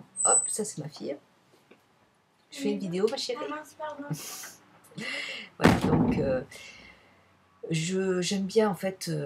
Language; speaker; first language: French; native; French